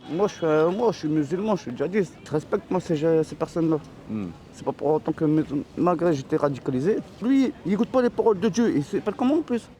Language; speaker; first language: French; native; French